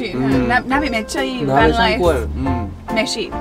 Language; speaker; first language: Japanese; non-native, learner; English